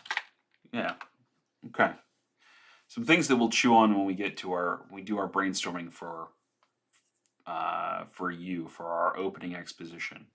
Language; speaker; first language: English; native; English